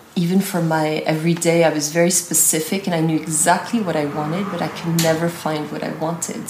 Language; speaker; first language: English; native; English